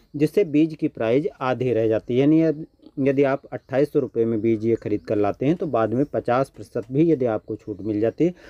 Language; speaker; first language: Hindi; native; Hindi